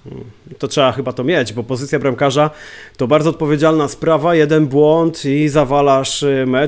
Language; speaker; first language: Polish; native; Polish